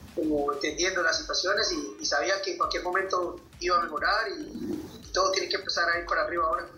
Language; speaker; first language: Spanish; native; Spanish